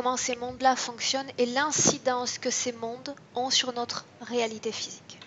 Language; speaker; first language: French; native; French